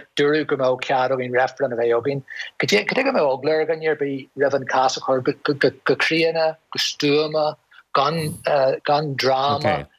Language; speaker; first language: Irish; non-native, local second language; English